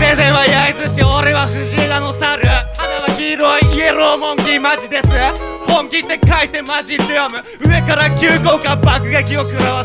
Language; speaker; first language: Japanese; native; Japanese